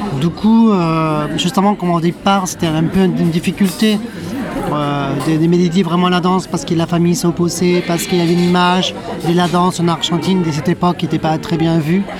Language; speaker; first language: French; non-native, fluent; Spanish